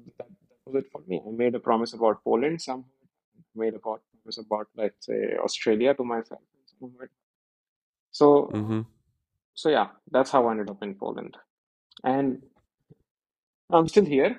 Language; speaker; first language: English; non-native, local second language; Hindi